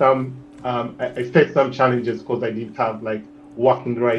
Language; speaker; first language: English; non-native, local second language; Ganda